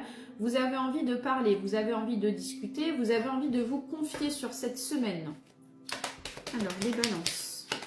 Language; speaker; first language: French; native; French